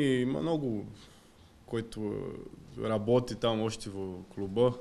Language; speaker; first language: Bulgarian; non-native, learner; Portuguese